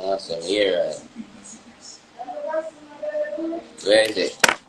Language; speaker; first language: English; native; English